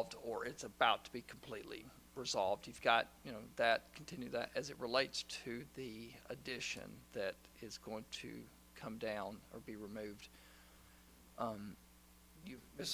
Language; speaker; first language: English; native; English